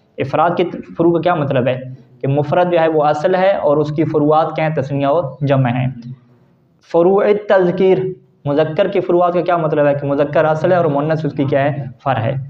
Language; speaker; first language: Urdu; native; Urdu